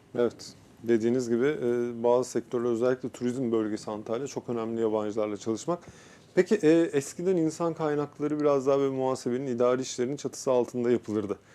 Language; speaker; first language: Turkish; native; Turkish